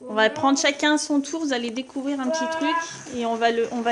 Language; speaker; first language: French; native; French